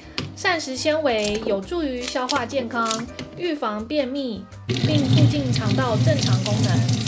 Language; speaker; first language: Chinese; native; Chinese